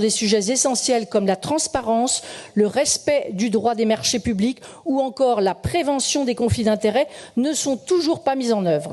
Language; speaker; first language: French; native; French